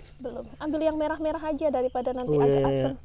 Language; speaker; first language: Indonesian; native; Indonesian